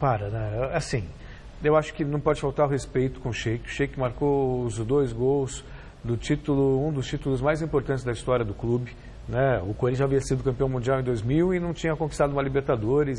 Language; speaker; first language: Portuguese; native; Portuguese